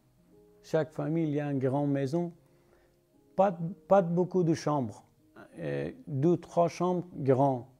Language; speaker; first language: French; non-native, learner; Persian